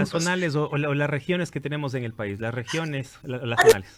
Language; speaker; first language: Spanish; native; Spanish